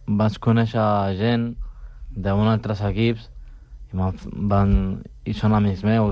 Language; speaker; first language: Catalan; non-native, local second language; Spanish